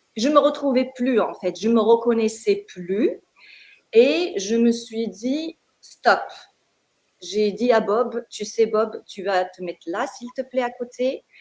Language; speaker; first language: French; non-native, local second language; Arabic